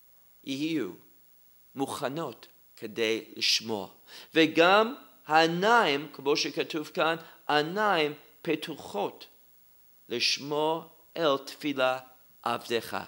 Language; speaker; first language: Hebrew; non-native, fluent; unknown